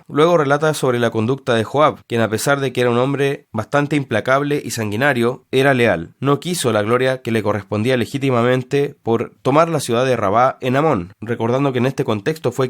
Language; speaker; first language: Spanish; native; Spanish